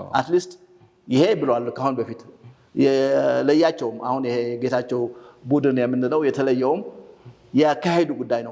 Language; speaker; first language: Amharic; non-native, local second language; Tigrinya